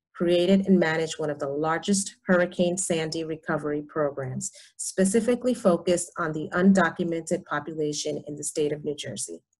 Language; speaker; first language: English; early bilingual, other home language; Spanish